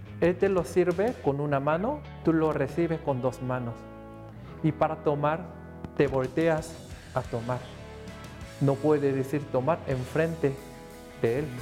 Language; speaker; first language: Spanish; non-native, fluent; Korean